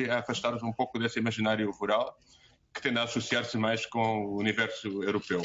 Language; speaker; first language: Portuguese; native; Portuguese